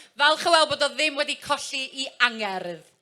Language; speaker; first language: Welsh; native; Welsh